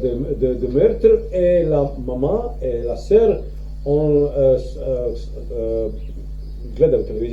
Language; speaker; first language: French; non-native, learner; Croatian